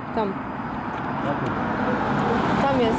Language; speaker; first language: Russian; non-native, learner; Spanish